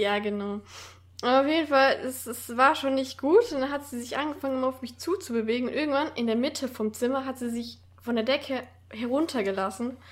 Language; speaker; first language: German; native; German